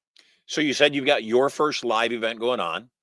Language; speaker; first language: English; native; English